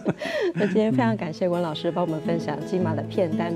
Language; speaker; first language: Chinese; native; Chinese